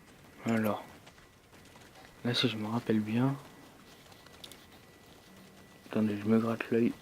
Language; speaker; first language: French; native; French